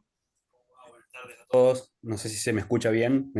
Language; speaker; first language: Spanish; native; Spanish